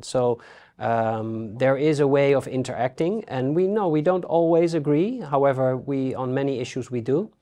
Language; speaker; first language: English; non-native, fluent; Dutch